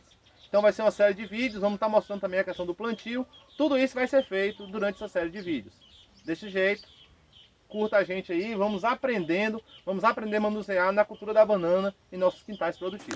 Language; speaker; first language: Portuguese; native; Portuguese